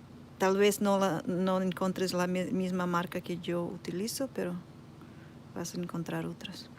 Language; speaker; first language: Spanish; non-native, learner; Portuguese